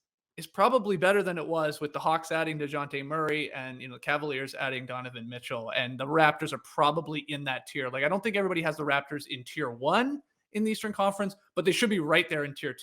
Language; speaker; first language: English; native; English